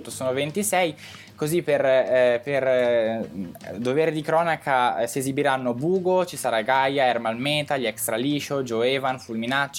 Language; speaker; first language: Italian; native; Italian